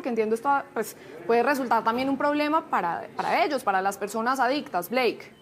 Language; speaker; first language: Spanish; native; Spanish